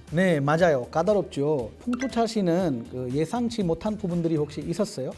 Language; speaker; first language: Korean; non-native, fluent; Hindi